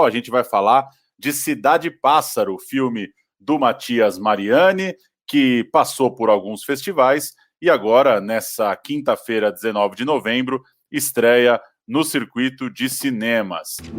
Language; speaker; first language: Portuguese; native; Portuguese